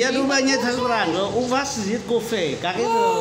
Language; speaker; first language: Russian; non-native, learner; Vietnamese